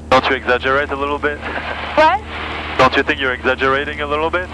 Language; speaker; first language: English; non-native, fluent; French